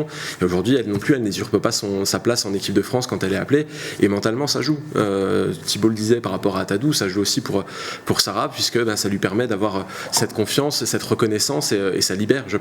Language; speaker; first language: French; native; French